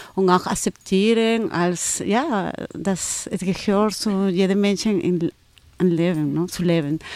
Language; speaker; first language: German; non-native, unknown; Spanish